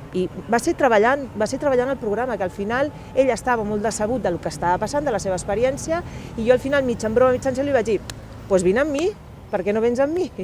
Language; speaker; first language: Catalan; non-native, local second language; Spanish